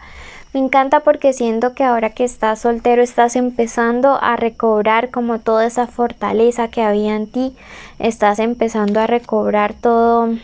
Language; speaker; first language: Spanish; native; Spanish